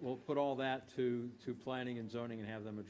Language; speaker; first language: English; native; English